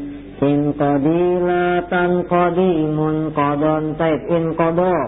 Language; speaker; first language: Arabic; non-native, fluent; Indonesian